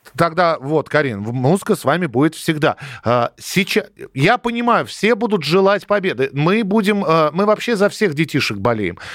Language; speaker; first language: Russian; native; Russian